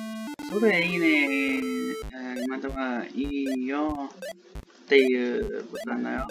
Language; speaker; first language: Japanese; non-native, learner; English